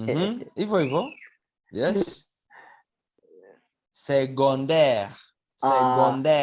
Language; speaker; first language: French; non-native, fluent; Swahili